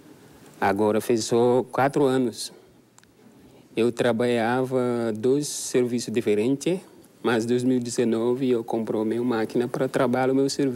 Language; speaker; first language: Portuguese; non-native, learner; Wolof